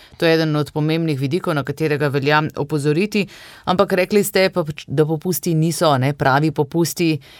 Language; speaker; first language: Slovenian; native; Slovenian